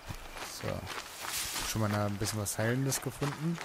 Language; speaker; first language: German; native; German